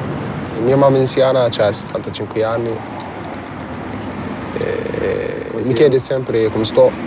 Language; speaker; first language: Italian; non-native, learner; Arabic